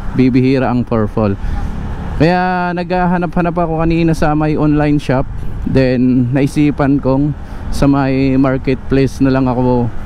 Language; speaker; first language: Filipino; native; Filipino